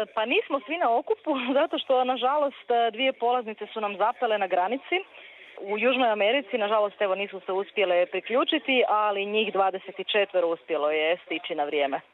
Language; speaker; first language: Croatian; native; Croatian